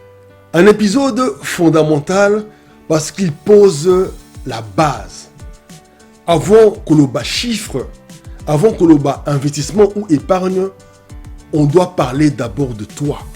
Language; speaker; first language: French; non-native, local second language; Lingala